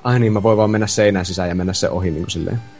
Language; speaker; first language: Finnish; native; Finnish